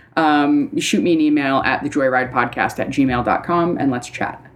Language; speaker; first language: English; native; English